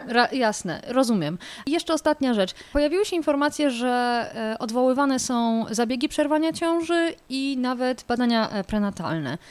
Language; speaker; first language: Polish; native; Polish